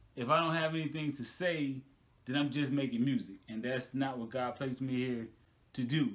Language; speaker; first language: English; native; English